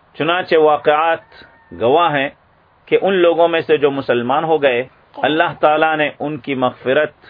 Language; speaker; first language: Urdu; native; Urdu